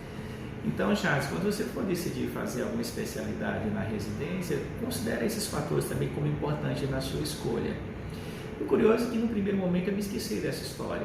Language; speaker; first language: Portuguese; native; Portuguese